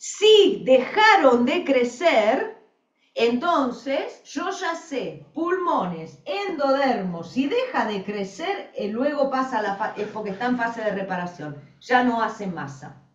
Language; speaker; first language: Spanish; native; Spanish